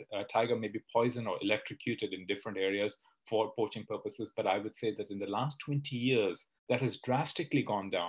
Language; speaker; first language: English; non-native, local second language; Hindi